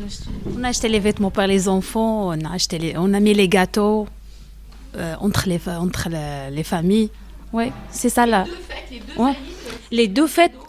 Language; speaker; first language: French; non-native, learner; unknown